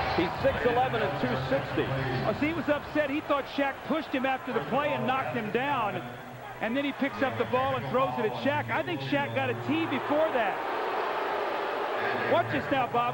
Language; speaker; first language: English; native; English